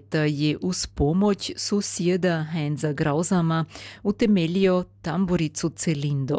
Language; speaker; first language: Serbian; native; Serbian